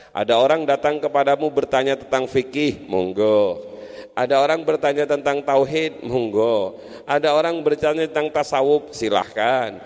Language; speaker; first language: Indonesian; non-native, local second language; Madurese